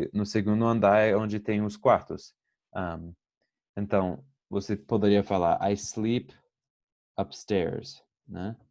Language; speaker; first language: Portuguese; non-native, fluent; English